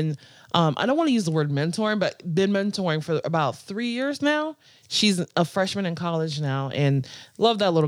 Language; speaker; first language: English; non-native, local second language; Akan